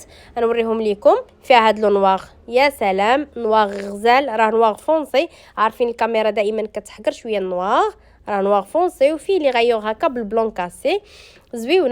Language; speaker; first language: Arabic; native; Arabic